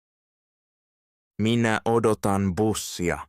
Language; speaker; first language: Finnish; non-native, fluent; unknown